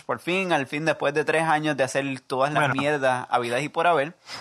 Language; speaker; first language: Spanish; early bilingual, heritage; Spanish